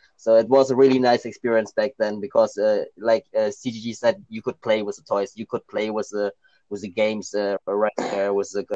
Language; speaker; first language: English; early bilingual, other home language; Thai